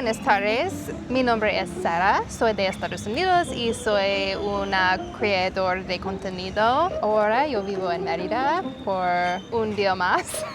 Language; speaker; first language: Spanish; non-native, learner; English